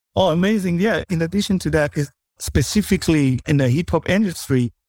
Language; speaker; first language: English; non-native, fluent; French